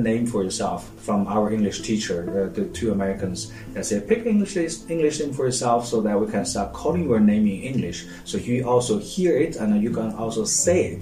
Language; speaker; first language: English; non-native, fluent; Chinese